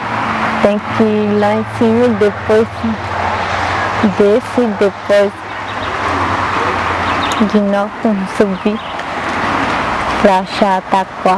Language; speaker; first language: Portuguese; non-native, local second language; Guarani